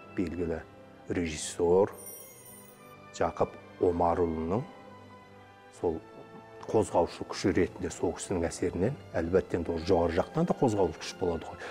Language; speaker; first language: Kazakh; native; Kazakh